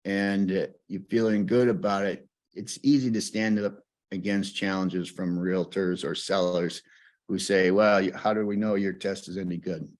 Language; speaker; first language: English; native; English